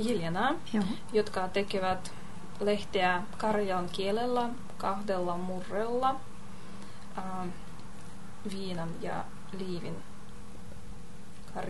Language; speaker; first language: Finnish; non-native, learner; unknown